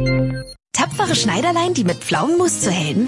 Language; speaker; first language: German; native; German